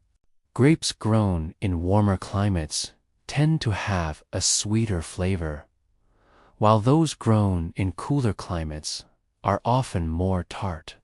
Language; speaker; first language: English; native; English